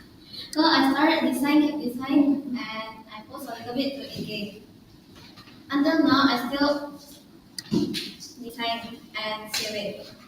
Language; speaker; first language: English; non-native, learner; Indonesian